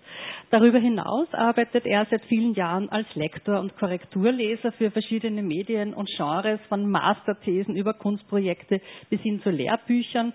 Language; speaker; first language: German; native; German